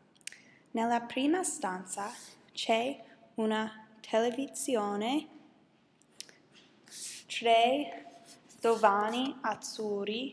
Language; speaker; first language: Italian; non-native, learner; English